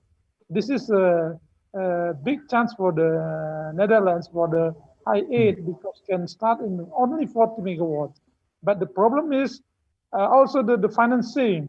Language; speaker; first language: English; non-native, learner; Indonesian